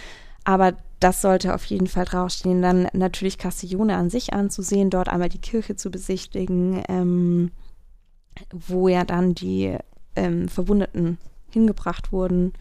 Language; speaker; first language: German; native; German